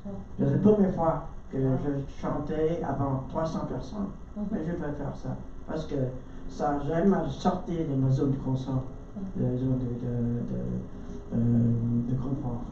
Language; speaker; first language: French; non-native, learner; Vietnamese